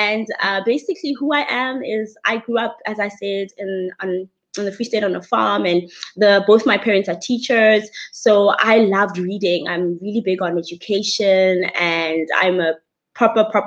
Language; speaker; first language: English; non-native, local second language; Tswana